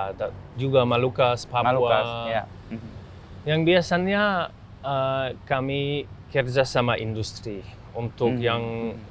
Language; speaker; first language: Indonesian; non-native, fluent; German